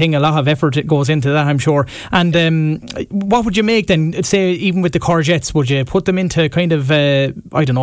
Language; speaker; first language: English; native; English